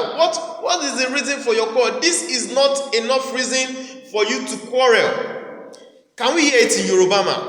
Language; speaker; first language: English; non-native, local second language; Yoruba